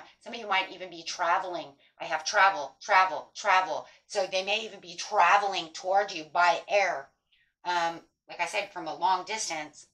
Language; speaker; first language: English; native; English